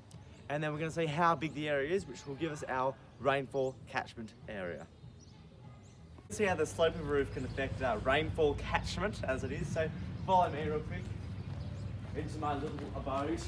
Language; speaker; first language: English; native; English